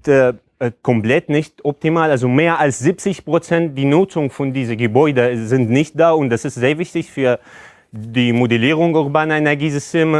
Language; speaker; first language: German; non-native, fluent; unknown